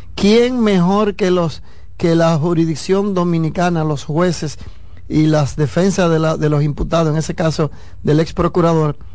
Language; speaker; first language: Spanish; native; Spanish